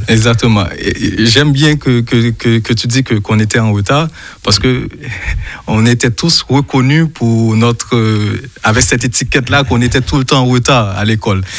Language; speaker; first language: French; non-native, local second language; Haitian Creole